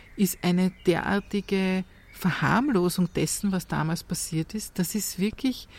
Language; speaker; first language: German; native; German